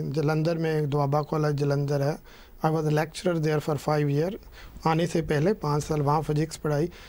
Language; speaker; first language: Hindi; non-native, local second language; Punjabi